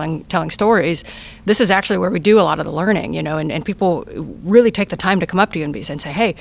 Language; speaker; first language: English; native; English